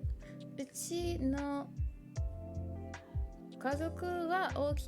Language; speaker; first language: Japanese; non-native, learner; English